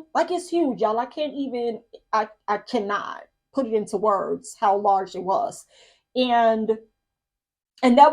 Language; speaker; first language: English; native; English